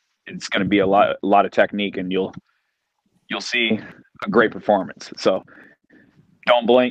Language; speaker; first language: English; native; English